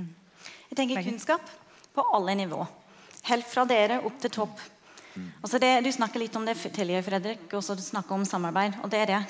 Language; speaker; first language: Norwegian; non-native, fluent; English